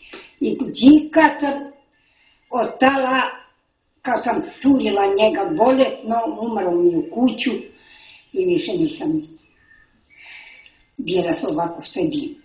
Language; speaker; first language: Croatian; non-native, local second language; Romany